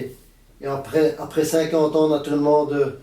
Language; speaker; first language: French; native; French